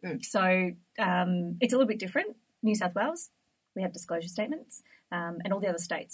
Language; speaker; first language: English; native; English